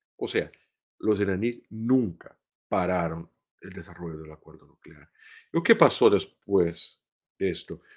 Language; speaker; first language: Spanish; non-native, fluent; Portuguese